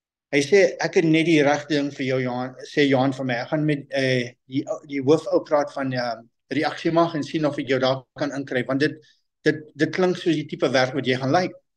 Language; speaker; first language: Afrikaans; non-native, local second language; English